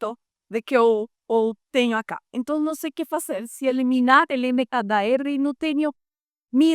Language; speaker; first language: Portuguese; non-native, learner; Spanish